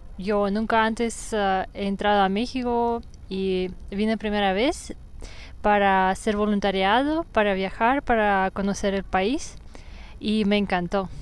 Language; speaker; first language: Spanish; non-native, fluent; Russian